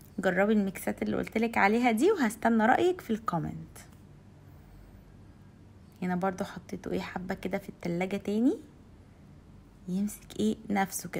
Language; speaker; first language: Arabic; native; Arabic